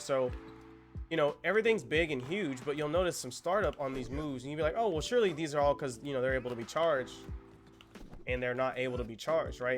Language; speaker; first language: English; native; English